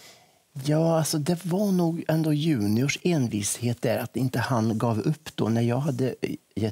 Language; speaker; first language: Swedish; native; Swedish